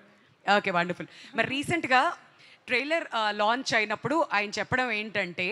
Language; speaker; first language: Telugu; native; Telugu